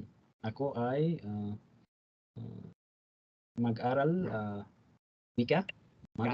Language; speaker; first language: Filipino; non-native, learner; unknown